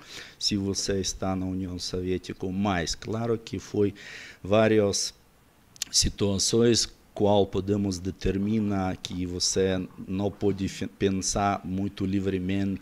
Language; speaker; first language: Portuguese; non-native, learner; Russian